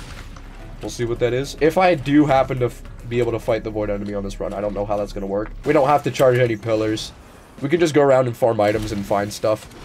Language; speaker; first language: English; native; English